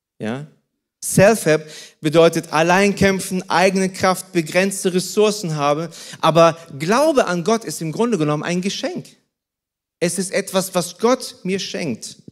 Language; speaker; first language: German; early bilingual, other home language; Russian